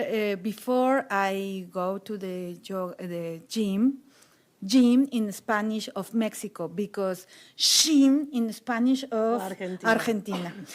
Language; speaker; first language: English; non-native, learner; Spanish